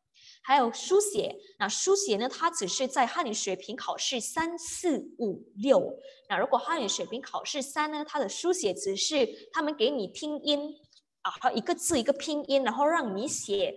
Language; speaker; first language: Chinese; non-native, fluent; Indonesian